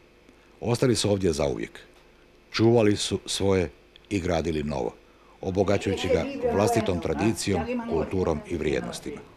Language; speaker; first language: Bosnian; native; Bosnian